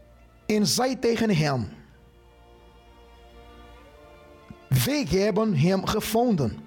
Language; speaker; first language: Dutch; non-native, fluent; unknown